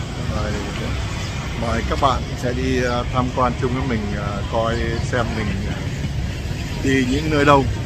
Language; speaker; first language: Vietnamese; native; Vietnamese